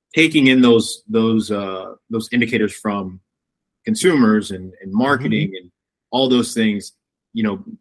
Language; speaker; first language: English; native; English